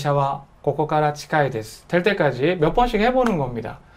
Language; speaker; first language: Korean; native; Korean